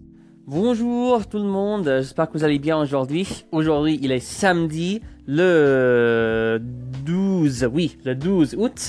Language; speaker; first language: French; non-native, fluent; English